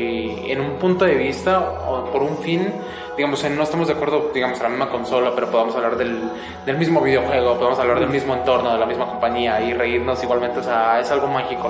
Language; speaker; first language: Spanish; native; Spanish